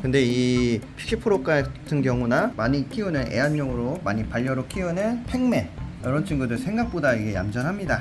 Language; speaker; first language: Korean; native; Korean